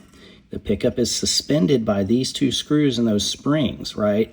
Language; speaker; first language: English; native; English